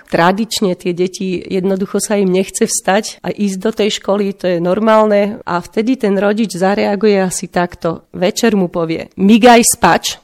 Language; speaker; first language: Slovak; native; Slovak